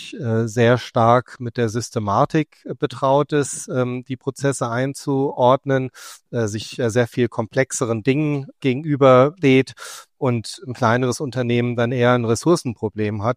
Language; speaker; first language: German; native; German